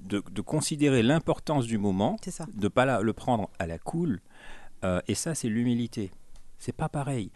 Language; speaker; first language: French; native; French